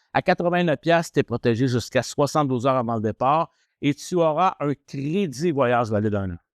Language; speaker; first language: French; native; French